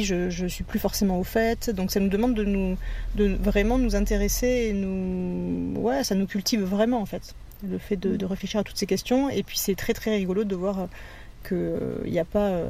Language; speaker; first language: French; native; French